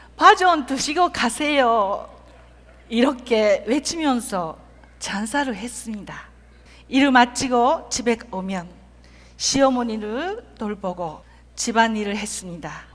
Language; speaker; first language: Korean; non-native, fluent; Japanese